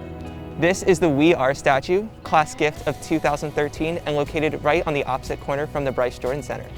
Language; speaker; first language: English; native; English